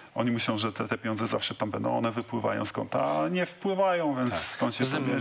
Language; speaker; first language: Polish; native; Polish